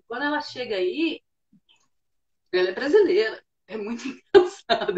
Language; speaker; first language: Portuguese; native; Portuguese